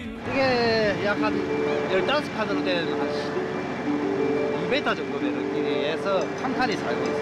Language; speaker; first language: Korean; native; Korean